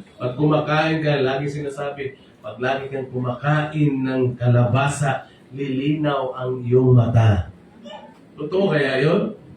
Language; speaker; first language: Filipino; non-native, local second language; Cebuano